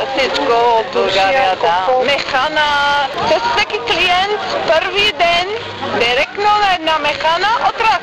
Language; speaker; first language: Bulgarian; non-native, learner; Dutch